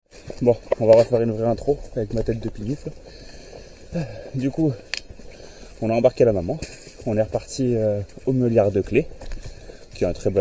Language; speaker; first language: French; native; French